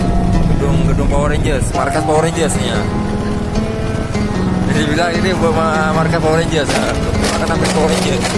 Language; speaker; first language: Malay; non-native, local second language; Achinese